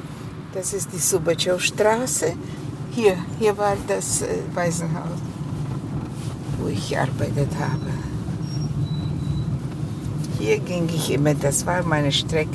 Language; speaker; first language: German; non-native, fluent; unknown